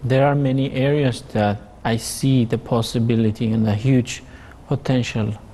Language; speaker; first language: English; non-native, fluent; Armenian